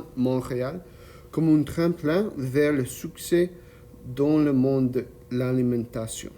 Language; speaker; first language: French; non-native, learner; English